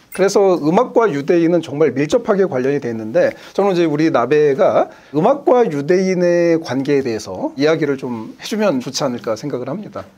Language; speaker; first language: Korean; native; Korean